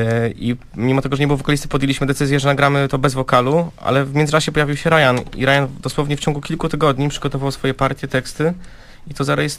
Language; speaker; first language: Polish; native; Polish